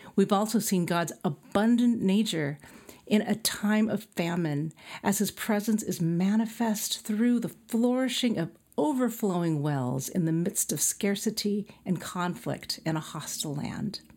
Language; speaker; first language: English; native; English